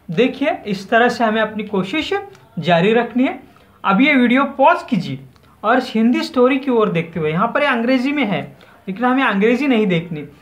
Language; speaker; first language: Hindi; non-native, local second language; Marathi